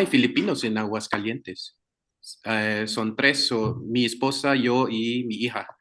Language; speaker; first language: Spanish; non-native, learner; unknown